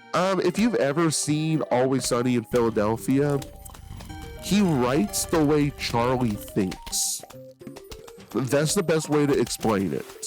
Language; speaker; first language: English; native; English